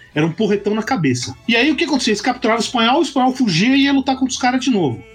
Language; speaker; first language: Portuguese; native; Portuguese